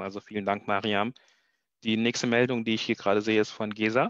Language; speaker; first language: German; native; German